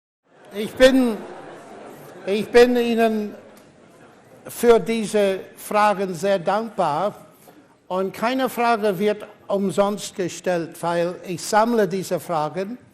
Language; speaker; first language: German; non-native, fluent; English